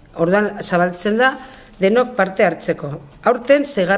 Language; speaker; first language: Basque; native; Basque